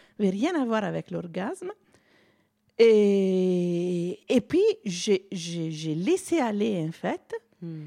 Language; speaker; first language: French; non-native, fluent; Italian